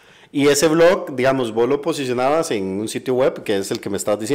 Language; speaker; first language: Spanish; native; Spanish